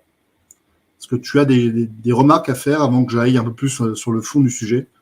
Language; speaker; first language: French; native; French